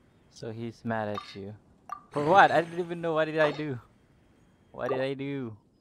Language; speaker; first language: English; non-native, local second language; Malay